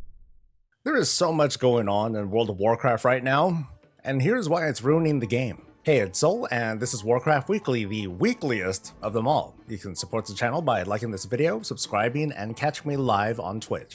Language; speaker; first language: English; native; English